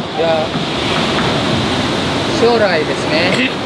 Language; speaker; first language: Japanese; non-native, fluent; Indonesian